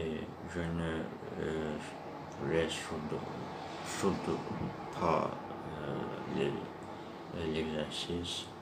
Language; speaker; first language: French; non-native, learner; Turkish